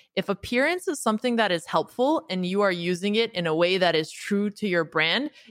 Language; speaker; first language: English; native; English